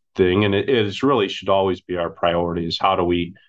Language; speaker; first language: English; native; English